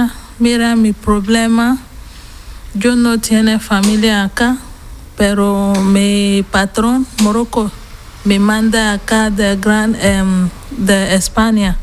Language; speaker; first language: Spanish; non-native, learner; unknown